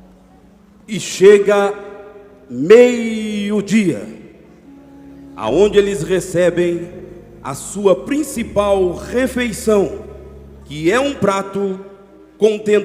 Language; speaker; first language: Portuguese; native; Portuguese